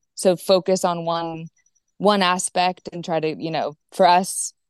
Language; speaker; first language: English; native; English